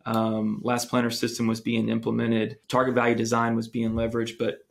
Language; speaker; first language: English; native; English